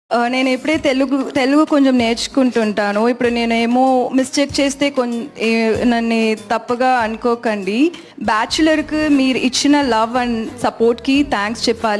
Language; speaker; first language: Telugu; non-native, learner; Tamil